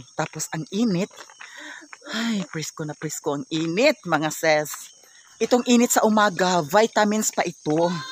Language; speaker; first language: Filipino; non-native, local second language; Cebuano